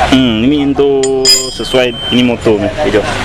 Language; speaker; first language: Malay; non-native, local second language; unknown